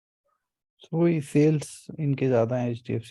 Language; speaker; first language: Hindi; native; Hindi